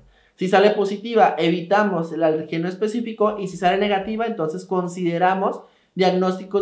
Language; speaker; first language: Spanish; native; Spanish